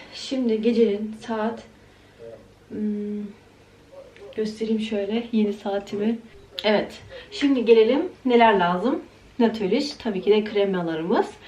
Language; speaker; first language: Turkish; early bilingual, heritage; Turkish